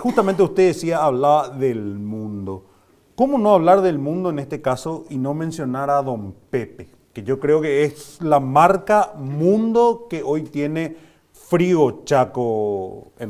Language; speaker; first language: Spanish; native; Spanish